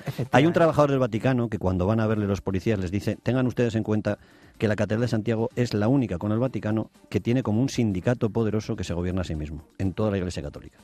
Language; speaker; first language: Spanish; native; Spanish